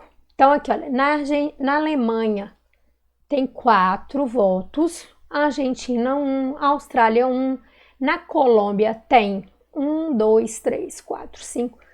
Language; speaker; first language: Portuguese; native; Portuguese